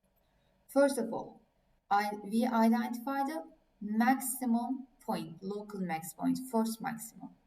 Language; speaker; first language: English; non-native, fluent; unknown